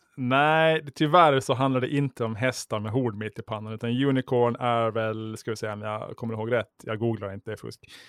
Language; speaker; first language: Swedish; native; Swedish